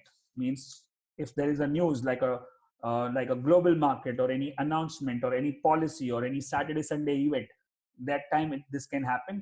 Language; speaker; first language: English; non-native, local second language; Hindi